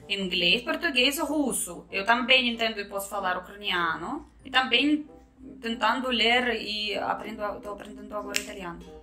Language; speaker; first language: Portuguese; non-native, fluent; Russian